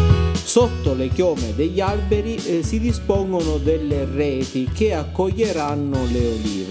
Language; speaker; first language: Italian; native; Italian